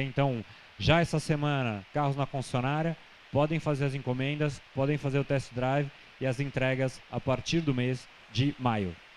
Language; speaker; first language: Portuguese; non-native, fluent; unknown